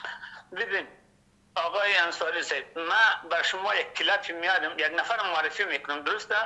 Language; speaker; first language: Persian; native; Persian